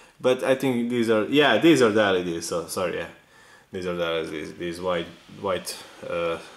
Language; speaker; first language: English; non-native, fluent; Serbian